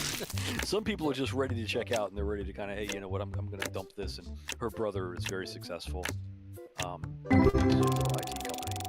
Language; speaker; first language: English; native; English